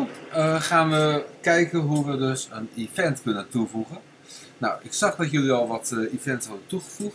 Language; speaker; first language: Dutch; native; Dutch